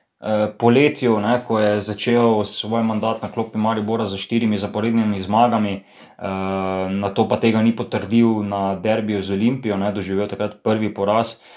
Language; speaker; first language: Slovenian; native; Slovenian